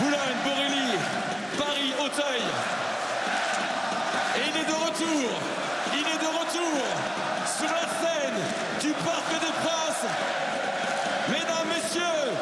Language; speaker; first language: French; native; French